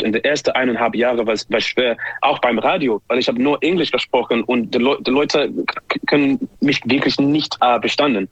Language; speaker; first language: German; non-native, learner; English